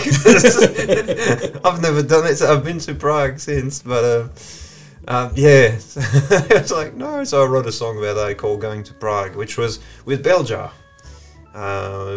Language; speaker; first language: English; non-native, fluent; French